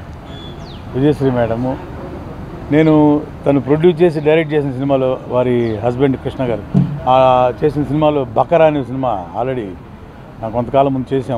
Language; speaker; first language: Telugu; native; Telugu